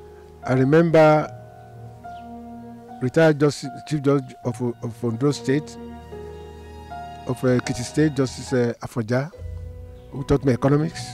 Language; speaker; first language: English; non-native, local second language; Yoruba